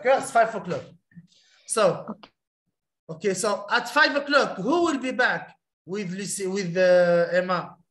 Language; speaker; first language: English; non-native, fluent; Arabic